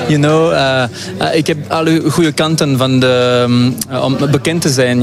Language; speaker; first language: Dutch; non-native, local second language; French